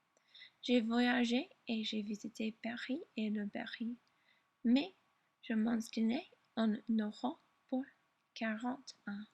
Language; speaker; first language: French; non-native, learner; English